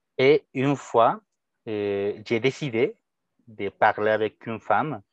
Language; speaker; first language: French; non-native, fluent; Spanish